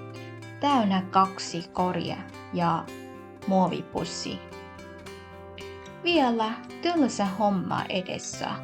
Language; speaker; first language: Finnish; non-native, learner; Thai